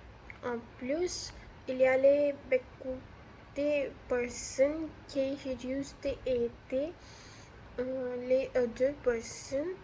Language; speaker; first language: French; non-native, learner; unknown